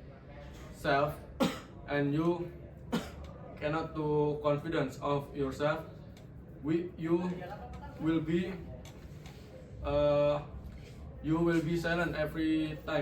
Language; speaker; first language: English; non-native, learner; Indonesian